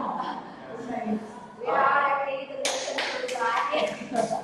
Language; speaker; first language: English; non-native, learner; Vietnamese